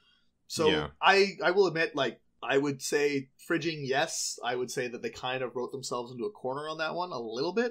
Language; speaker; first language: English; native; English